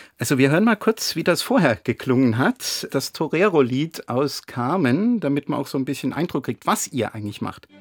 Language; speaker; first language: German; native; German